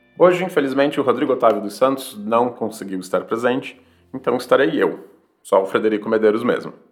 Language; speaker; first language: Portuguese; native; Portuguese